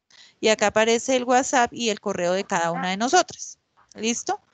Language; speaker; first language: Spanish; native; Spanish